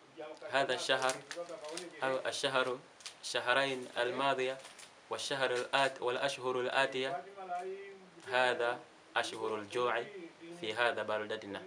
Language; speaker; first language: Arabic; non-native, learner; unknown